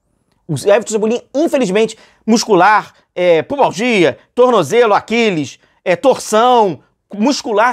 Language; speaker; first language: Portuguese; native; Portuguese